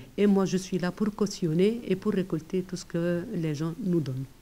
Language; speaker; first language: French; non-native, fluent; Arabic